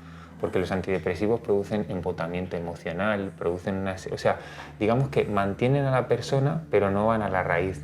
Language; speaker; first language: Spanish; native; Spanish